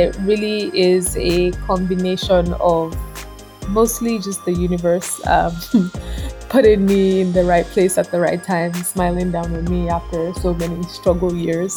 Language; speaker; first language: English; non-native, local second language; Yoruba